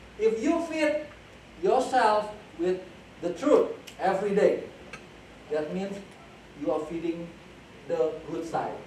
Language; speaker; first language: English; non-native, fluent; Indonesian